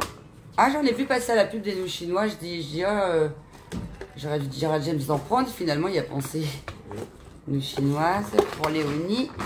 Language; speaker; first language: French; native; French